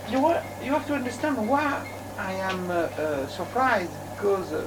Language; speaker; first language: English; non-native, learner; French